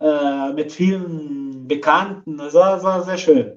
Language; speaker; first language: German; non-native, fluent; Portuguese